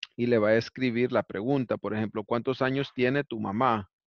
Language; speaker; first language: Spanish; early bilingual, heritage; Spanish